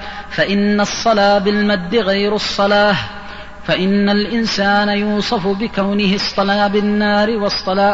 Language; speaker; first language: Arabic; native; Arabic